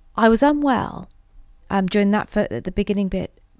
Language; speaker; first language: English; native; English